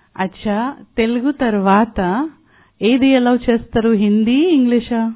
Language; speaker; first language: Telugu; non-native, local second language; Hindi